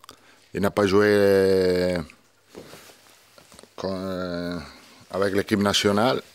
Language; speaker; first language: French; non-native, learner; Italian